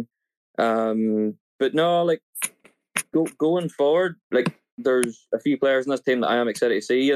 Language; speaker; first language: English; native; English